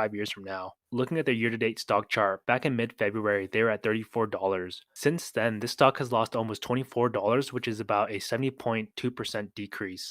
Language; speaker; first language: English; native; English